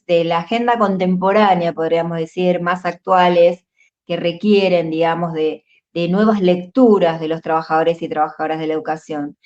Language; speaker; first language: Spanish; native; Spanish